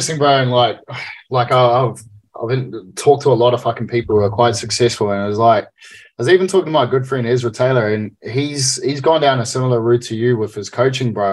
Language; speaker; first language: English; native; English